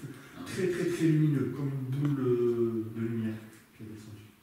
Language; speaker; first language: French; native; French